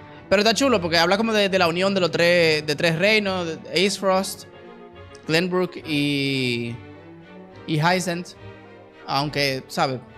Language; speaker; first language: Spanish; native; Spanish